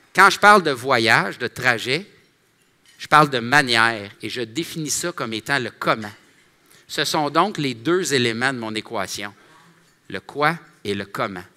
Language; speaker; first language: French; native; French